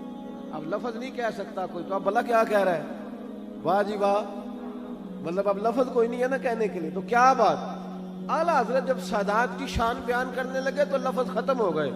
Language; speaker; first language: Urdu; native; Urdu